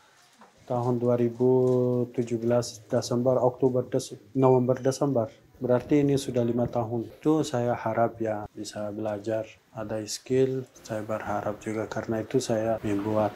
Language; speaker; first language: Indonesian; non-native, learner; Persian